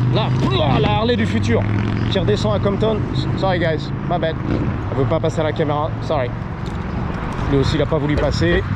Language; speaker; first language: French; native; French